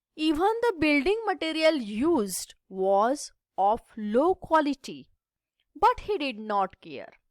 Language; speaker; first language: English; non-native, local second language; Marathi